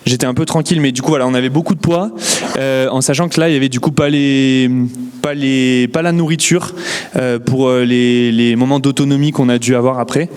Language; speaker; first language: French; native; French